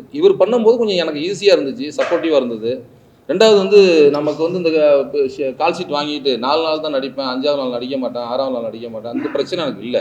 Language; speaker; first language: Tamil; native; Tamil